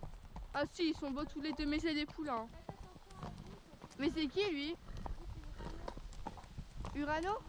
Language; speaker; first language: French; native; French